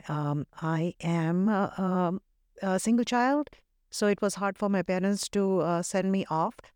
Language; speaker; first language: English; non-native, local second language; Hindi